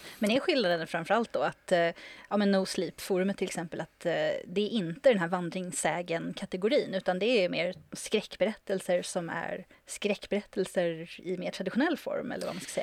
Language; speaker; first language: Swedish; native; Swedish